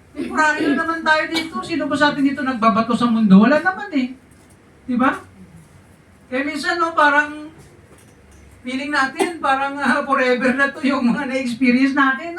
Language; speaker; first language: Filipino; non-native, local second language; Hiligaynon